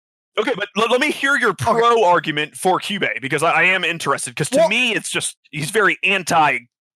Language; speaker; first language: English; native; English